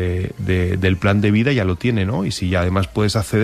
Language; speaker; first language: Spanish; native; Spanish